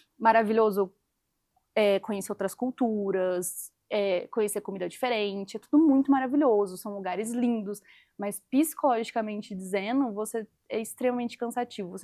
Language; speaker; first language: Portuguese; native; Portuguese